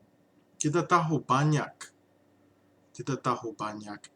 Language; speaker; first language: Indonesian; non-native, learner; English